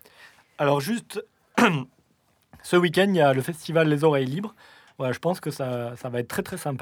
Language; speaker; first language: French; native; French